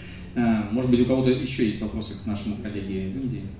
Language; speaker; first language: Russian; native; Russian